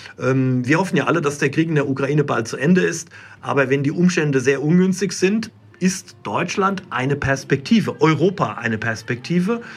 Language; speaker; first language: German; native; German